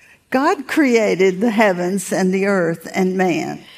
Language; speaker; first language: English; native; English